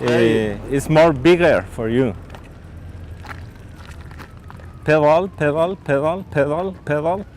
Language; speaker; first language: English; non-native, learner; Spanish